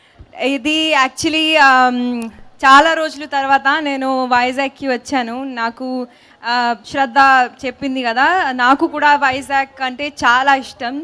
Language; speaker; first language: Telugu; non-native, learner; Hindi